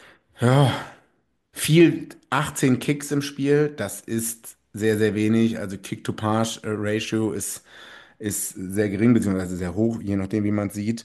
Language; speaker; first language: German; native; German